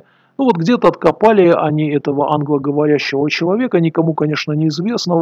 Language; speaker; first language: Russian; native; Russian